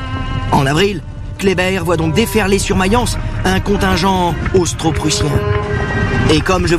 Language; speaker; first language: French; native; French